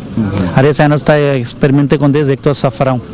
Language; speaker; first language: Portuguese; non-native, learner; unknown